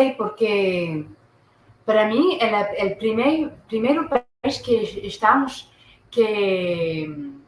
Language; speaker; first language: Portuguese; non-native, learner; French